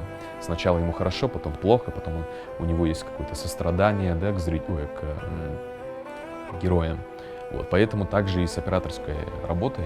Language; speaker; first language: Russian; non-native, local second language; Kyrgyz